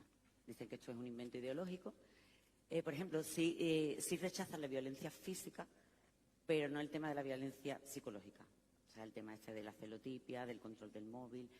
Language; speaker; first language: Spanish; native; Spanish